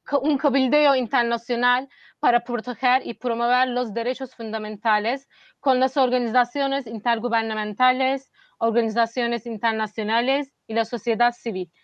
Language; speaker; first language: Spanish; non-native, fluent; Turkish